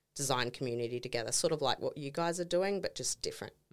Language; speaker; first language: English; native; English